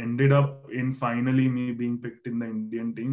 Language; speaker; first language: English; non-native, local second language; Marathi